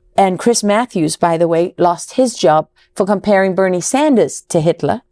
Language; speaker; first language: English; native; English